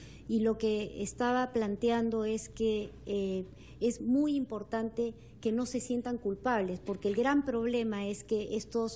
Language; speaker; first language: Spanish; native; Spanish